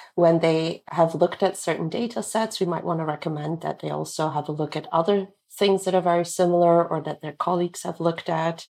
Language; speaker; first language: English; non-native, fluent; Dutch